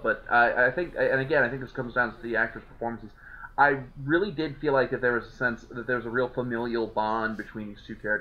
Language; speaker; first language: English; native; English